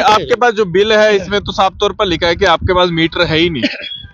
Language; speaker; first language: Hindi; native; Hindi